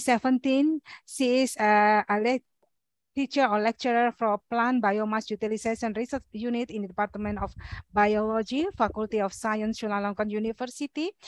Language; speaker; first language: English; non-native, learner; Indonesian